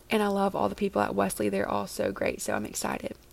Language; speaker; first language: English; native; English